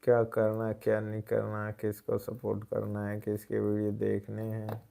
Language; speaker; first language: Hindi; non-native, local second language; Gujarati